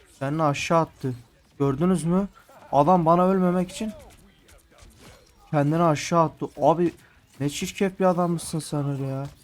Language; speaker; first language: Turkish; native; Turkish